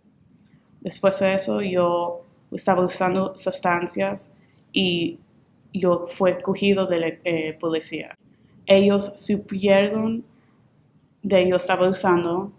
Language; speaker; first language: Spanish; early bilingual, heritage; Spanish